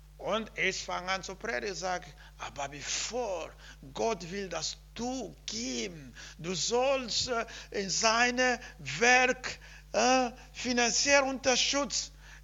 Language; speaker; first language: German; non-native, learner; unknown